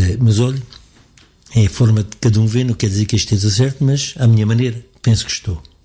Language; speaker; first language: Portuguese; native; Portuguese